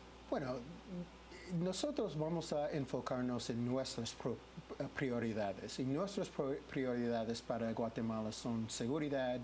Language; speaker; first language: Spanish; non-native, fluent; English